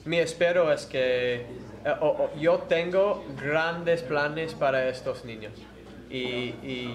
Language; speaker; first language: Spanish; non-native, fluent; English